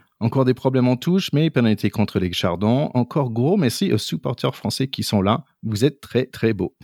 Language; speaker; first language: French; non-native, fluent; English